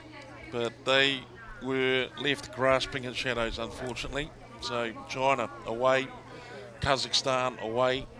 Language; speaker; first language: English; native; English